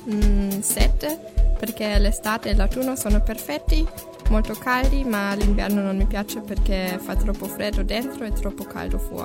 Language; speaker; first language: Italian; non-native, learner; German